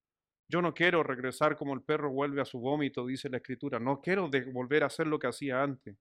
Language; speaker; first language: Spanish; native; Spanish